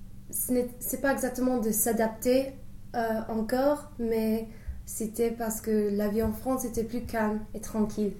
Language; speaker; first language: French; non-native, fluent; English